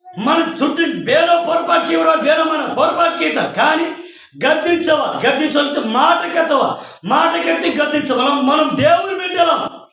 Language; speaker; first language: Telugu; non-native, local second language; Koya